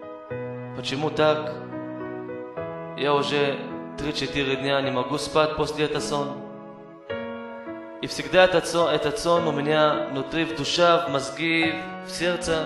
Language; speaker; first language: Russian; non-native, learner; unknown